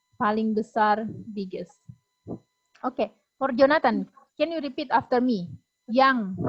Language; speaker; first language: English; non-native, fluent; Indonesian